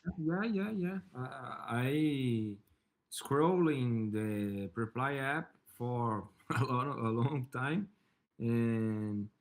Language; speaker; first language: English; non-native, learner; Portuguese